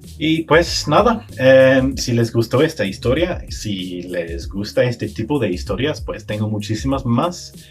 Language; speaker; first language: Spanish; non-native, fluent; English